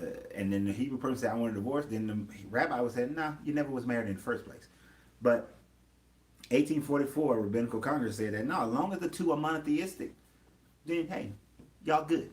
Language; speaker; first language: English; native; English